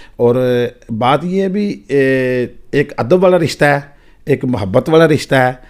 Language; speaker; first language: Urdu; non-native, local second language; Punjabi